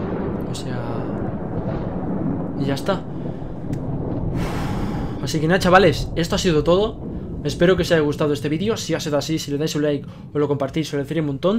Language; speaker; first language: Spanish; native; Spanish